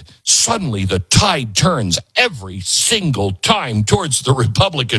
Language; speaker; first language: English; native; English